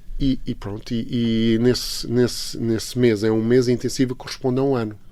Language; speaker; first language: Portuguese; early bilingual, heritage; Portuguese